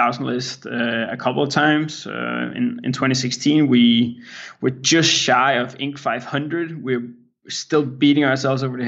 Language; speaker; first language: English; non-native, fluent; Danish